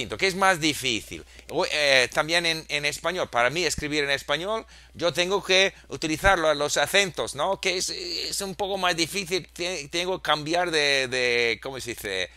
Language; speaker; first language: Spanish; non-native, fluent; English